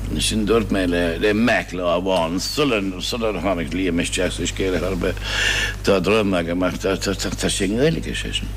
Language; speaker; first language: Irish; non-native, fluent; English